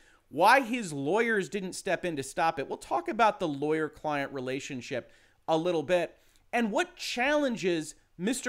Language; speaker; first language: English; native; English